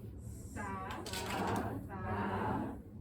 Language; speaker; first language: French; non-native, local second language; English